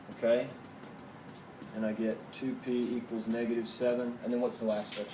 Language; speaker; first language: English; native; English